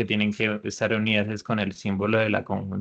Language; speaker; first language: Spanish; native; Spanish